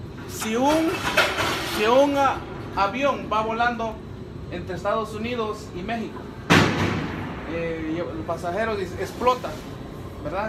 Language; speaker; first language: Spanish; native; Spanish